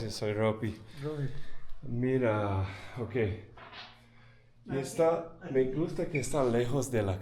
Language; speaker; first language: Spanish; non-native, fluent; English